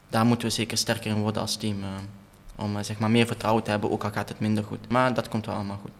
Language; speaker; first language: Dutch; native; Dutch